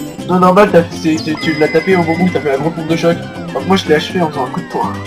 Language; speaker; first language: French; native; French